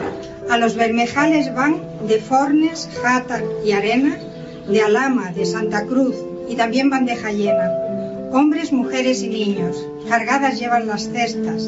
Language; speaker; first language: Spanish; native; Spanish